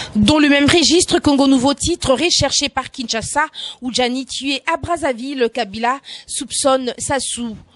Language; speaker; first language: French; non-native, local second language; Lingala